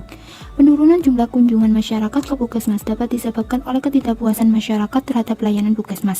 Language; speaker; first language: Indonesian; native; Indonesian